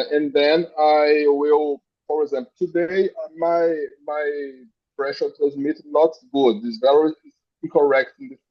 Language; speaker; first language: English; non-native, learner; Portuguese